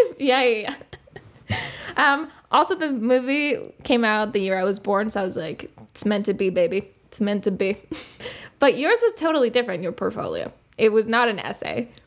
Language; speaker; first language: English; non-native, fluent; Spanish